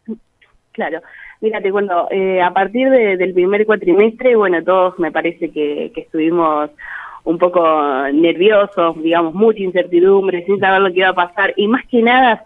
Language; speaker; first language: Spanish; native; Spanish